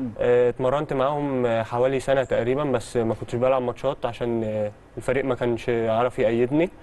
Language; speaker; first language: Egyptian Arabic; early bilingual, heritage; Arabic